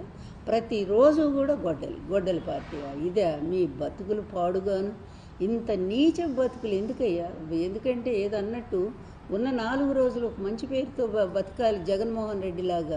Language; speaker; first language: Telugu; native; Telugu